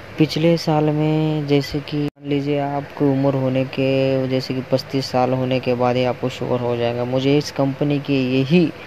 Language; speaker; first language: Hindi; non-native, local second language; Marathi